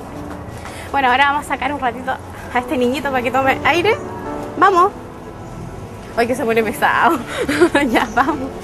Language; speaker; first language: Spanish; native; Spanish